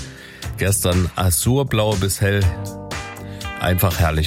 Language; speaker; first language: German; native; German